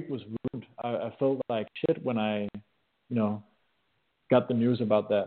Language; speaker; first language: English; non-native, fluent; Danish